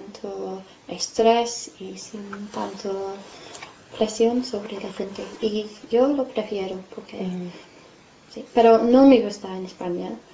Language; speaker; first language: Spanish; non-native, fluent; English